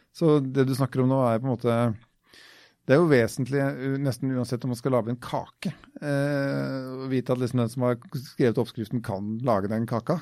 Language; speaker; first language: Norwegian; native; Norwegian